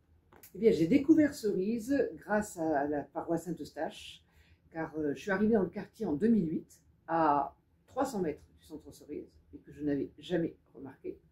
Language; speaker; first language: French; native; French